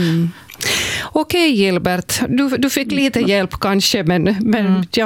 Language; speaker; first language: Swedish; native; Swedish